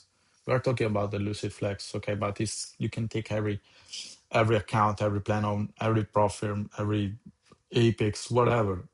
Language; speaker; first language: English; non-native, fluent; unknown